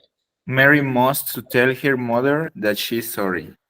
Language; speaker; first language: English; non-native, learner; Spanish